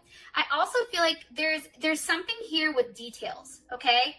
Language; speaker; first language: English; native; English